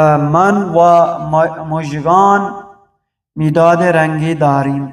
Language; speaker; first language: Persian; non-native, fluent; Urdu